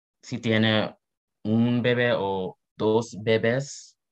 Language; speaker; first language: Spanish; non-native, learner; English